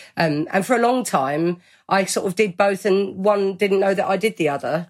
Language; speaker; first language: English; native; English